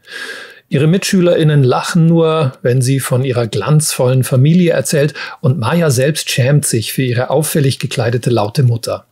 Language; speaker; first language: German; native; German